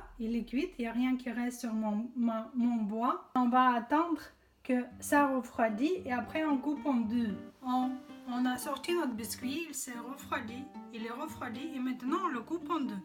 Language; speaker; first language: French; non-native, fluent; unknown